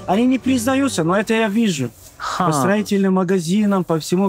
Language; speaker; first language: Russian; native; Russian